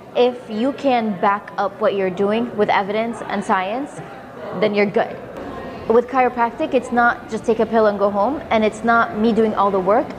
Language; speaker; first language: English; early bilingual, other home language; Arabic